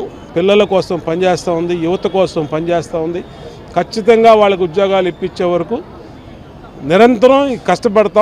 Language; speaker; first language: Telugu; native; Telugu